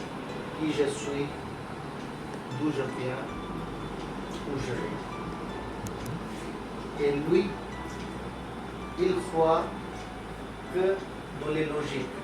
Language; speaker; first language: French; non-native, learner; Hindi